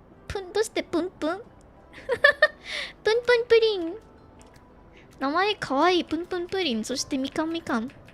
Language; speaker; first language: Japanese; non-native, learner; Filipino